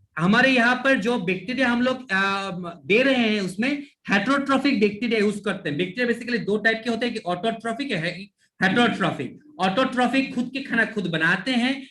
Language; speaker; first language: Hindi; non-native, local second language; Bangla